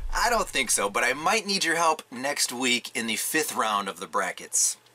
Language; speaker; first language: English; native; English